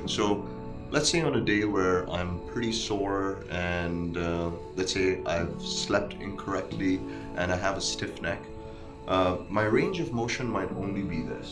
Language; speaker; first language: English; native; English